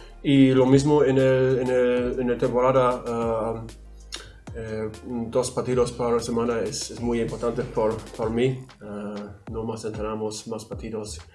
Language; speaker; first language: Spanish; non-native, learner; German